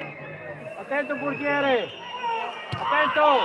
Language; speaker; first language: Italian; native; Italian